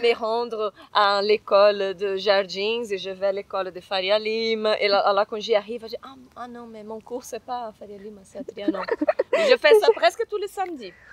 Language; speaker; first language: French; non-native, fluent; Portuguese